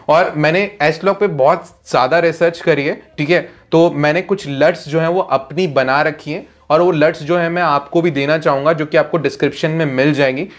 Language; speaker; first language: Hindi; native; Hindi